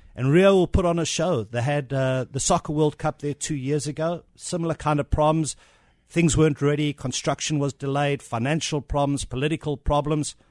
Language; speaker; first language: English; native; English